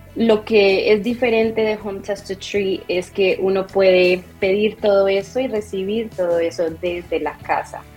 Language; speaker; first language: Spanish; native; Spanish